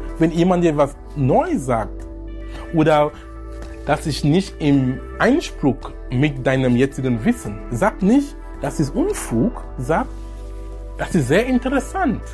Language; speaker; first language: German; non-native, fluent; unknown